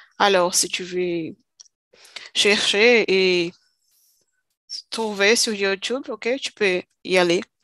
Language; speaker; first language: French; non-native, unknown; Portuguese